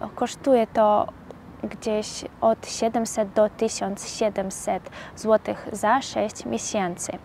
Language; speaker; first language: Polish; non-native, fluent; Russian